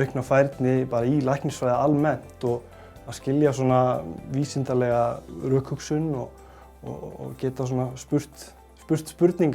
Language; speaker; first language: Icelandic; native; Icelandic